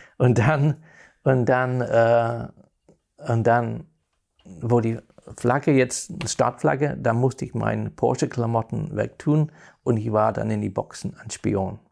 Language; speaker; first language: German; non-native, fluent; English